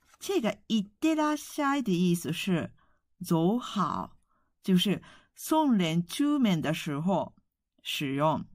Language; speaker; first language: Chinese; non-native, fluent; Japanese